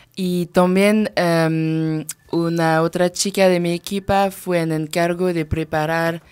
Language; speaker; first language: Spanish; non-native, fluent; French